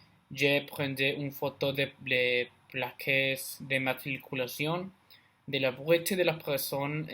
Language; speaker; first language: French; non-native, learner; Spanish